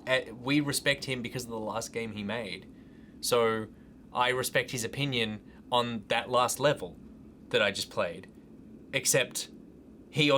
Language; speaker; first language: English; native; English